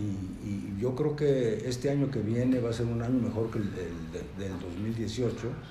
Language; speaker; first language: Spanish; native; Spanish